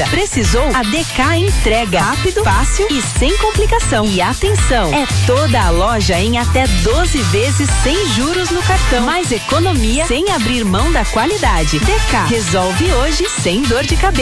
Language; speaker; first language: Portuguese; native; Portuguese